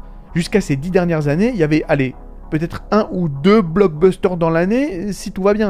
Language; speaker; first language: French; native; French